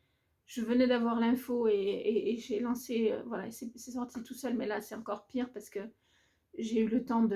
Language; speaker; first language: French; native; French